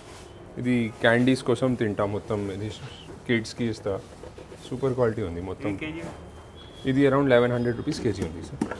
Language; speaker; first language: Telugu; non-native, local second language; Hindi